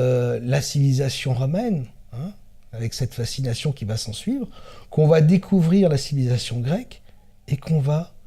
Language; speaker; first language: French; native; French